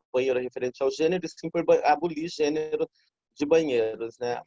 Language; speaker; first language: Portuguese; native; Portuguese